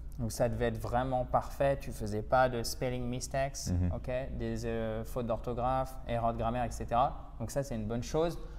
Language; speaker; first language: French; native; French